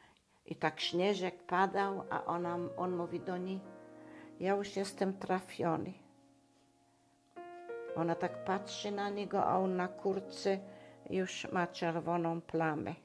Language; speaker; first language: Polish; non-native, local second language; German